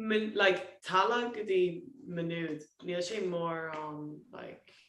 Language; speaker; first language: Irish; non-native, local second language; English